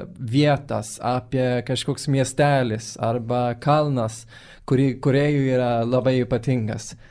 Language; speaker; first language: Lithuanian; non-native, fluent; Swedish